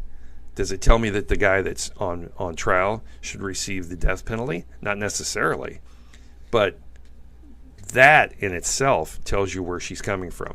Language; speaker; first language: English; native; English